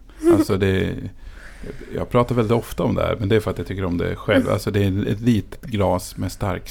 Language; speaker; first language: Swedish; native; Swedish